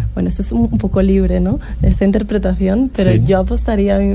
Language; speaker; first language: Spanish; native; Spanish